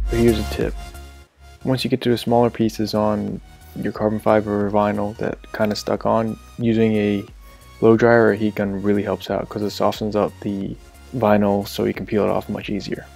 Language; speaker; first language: English; native; English